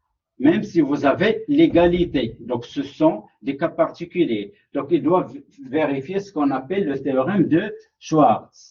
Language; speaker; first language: French; non-native, local second language; Arabic